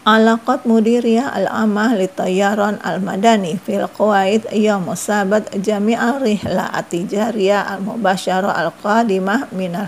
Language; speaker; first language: Arabic; non-native, fluent; Indonesian